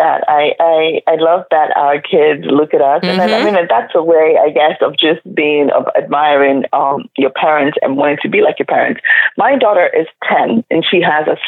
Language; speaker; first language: English; non-native, local second language; Igbo